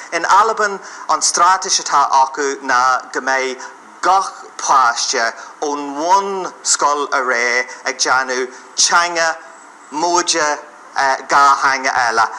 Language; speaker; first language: Irish; native; Irish